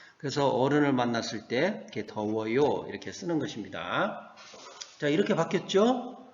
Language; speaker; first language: Korean; native; Korean